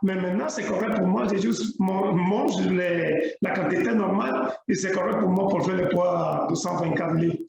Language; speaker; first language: French; non-native, learner; Spanish